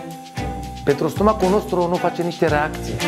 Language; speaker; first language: Romanian; non-native, learner; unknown